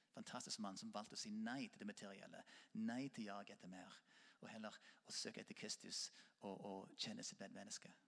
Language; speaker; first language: Norwegian; non-native, fluent; English